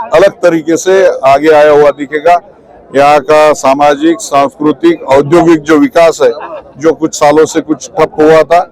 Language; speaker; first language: Hindi; non-native, local second language; Marathi